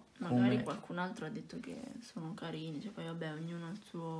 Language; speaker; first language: Italian; native; Italian